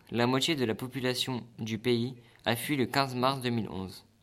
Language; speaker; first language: French; native; French